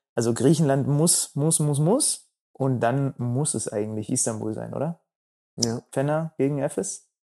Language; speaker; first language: German; native; German